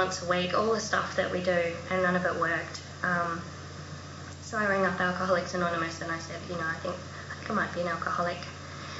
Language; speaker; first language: English; native; English